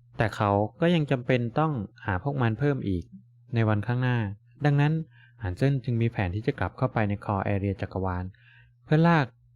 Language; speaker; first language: Thai; native; Thai